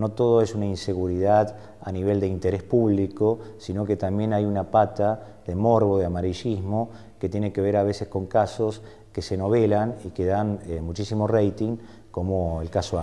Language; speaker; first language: Spanish; native; Spanish